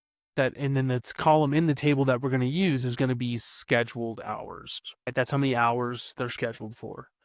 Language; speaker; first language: English; native; English